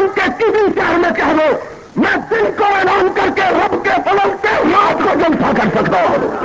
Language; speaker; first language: Urdu; non-native, local second language; Punjabi